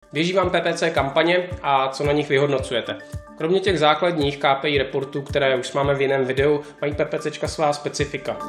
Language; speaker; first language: Czech; native; Czech